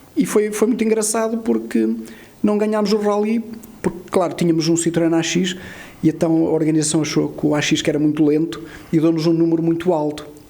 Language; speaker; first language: Portuguese; early bilingual, heritage; Portuguese